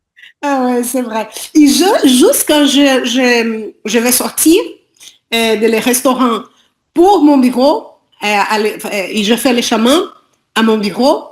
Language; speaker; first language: French; non-native, learner; Portuguese